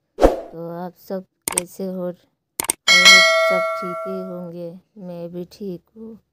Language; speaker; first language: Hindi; non-native, local second language; Bangla